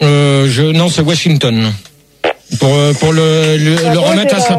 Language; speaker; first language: French; native; French